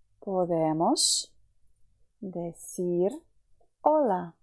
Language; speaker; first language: Spanish; non-native, fluent; Ukrainian